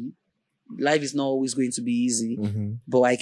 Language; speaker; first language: English; non-native, local second language; Yoruba